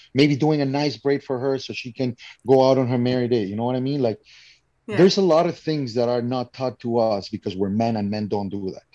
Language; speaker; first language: English; non-native, fluent; Spanish